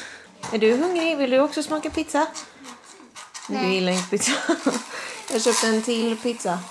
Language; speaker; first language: Swedish; native; Swedish